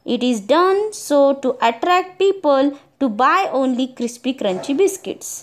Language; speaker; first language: English; non-native, local second language; Marathi